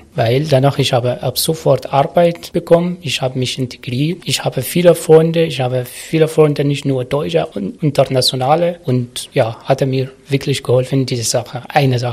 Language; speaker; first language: German; non-native, learner; Arabic